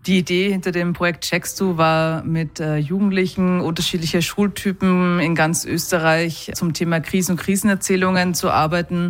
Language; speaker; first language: German; native; German